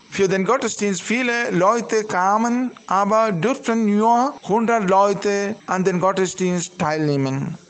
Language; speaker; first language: German; non-native, learner; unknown